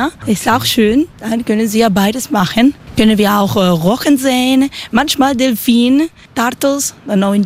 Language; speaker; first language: German; non-native, learner; Spanish